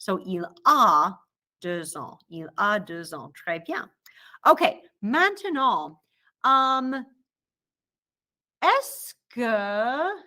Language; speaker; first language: French; non-native, fluent; English